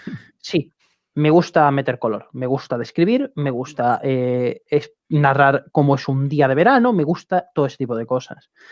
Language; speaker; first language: Spanish; native; Spanish